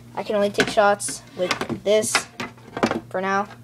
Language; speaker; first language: English; native; English